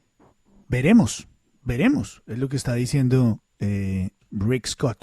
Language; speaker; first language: Spanish; native; Spanish